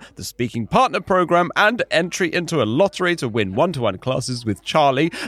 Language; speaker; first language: English; native; English